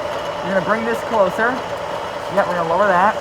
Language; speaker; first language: English; native; English